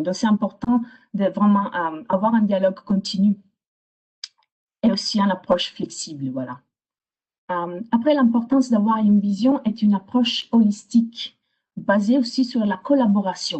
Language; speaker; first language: French; non-native, fluent; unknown